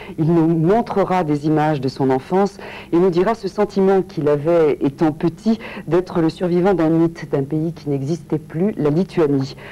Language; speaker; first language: French; native; French